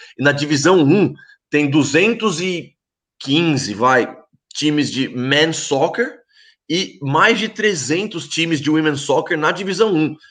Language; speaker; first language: Portuguese; native; Portuguese